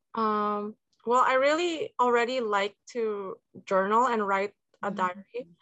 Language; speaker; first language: English; native; English